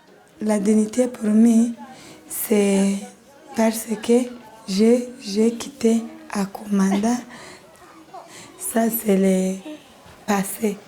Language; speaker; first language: French; non-native, learner; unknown